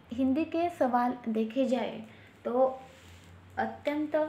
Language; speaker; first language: Hindi; non-native, local second language; Marathi